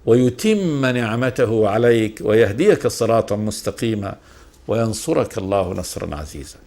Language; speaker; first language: Arabic; native; Arabic